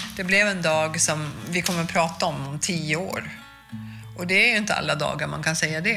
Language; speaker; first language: Swedish; native; Swedish